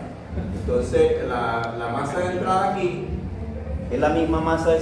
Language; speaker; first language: Spanish; native; Spanish